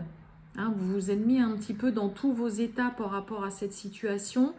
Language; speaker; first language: French; native; French